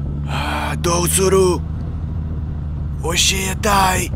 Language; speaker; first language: Japanese; non-native, learner; Russian